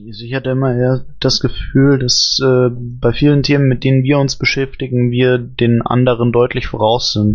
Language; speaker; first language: German; native; German